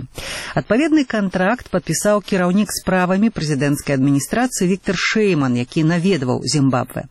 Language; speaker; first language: Belarusian; native; Belarusian